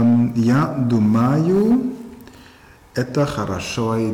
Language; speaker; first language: Russian; non-native, learner; German